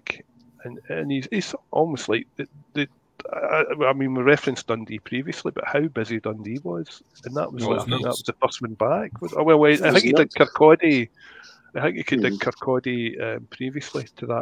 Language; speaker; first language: English; native; English